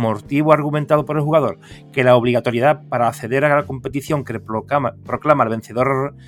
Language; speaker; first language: Spanish; native; Spanish